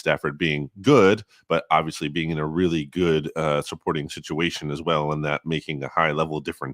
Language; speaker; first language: English; native; English